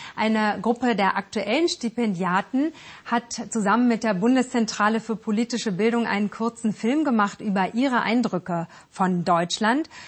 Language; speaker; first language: German; native; German